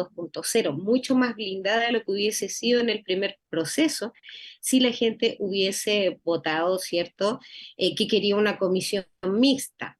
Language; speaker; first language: Spanish; native; Spanish